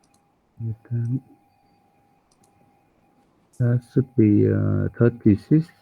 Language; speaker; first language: English; non-native, learner; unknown